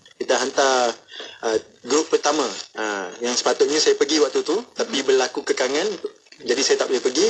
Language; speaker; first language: Malay; native; Malay